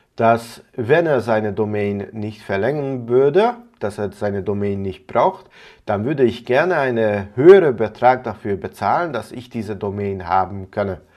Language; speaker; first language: German; non-native, fluent; Hungarian